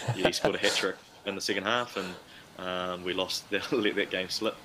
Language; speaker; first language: English; native; English